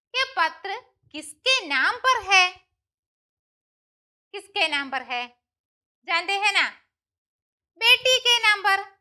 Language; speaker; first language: Hindi; non-native, local second language; Malayalam